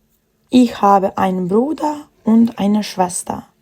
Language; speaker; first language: German; non-native, fluent; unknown